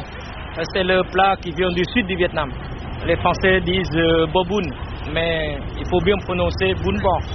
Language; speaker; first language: French; non-native, fluent; Vietnamese